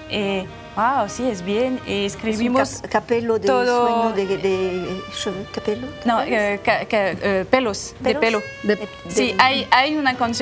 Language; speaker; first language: Spanish; non-native, learner; French